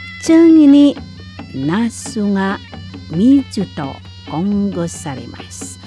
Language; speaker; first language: Japanese; non-native, learner; Indonesian